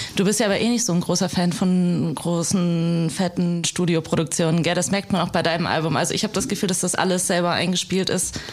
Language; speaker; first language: German; native; German